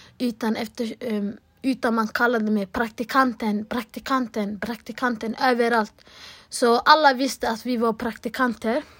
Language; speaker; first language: Swedish; early bilingual, other home language; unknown